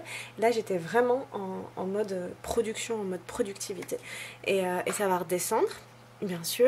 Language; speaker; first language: French; native; French